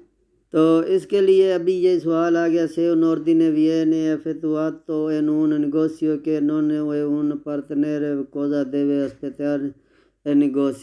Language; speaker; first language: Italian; non-native, learner; Urdu